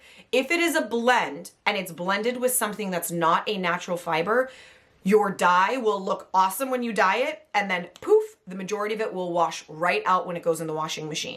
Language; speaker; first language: English; native; English